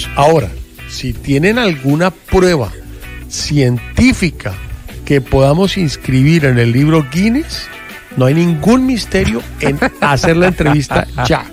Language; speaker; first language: Spanish; native; Spanish